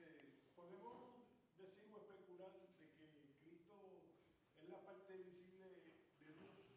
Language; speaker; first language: Spanish; native; Spanish